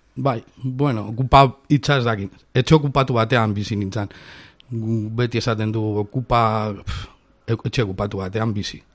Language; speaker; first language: Basque; non-native, local second language; Spanish